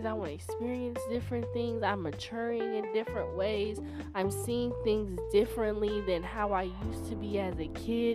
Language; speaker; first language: English; native; English